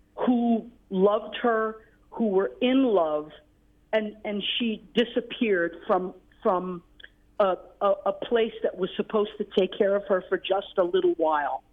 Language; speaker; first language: English; native; English